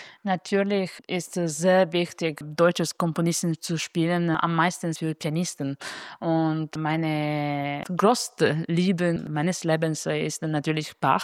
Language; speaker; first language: German; non-native, learner; Italian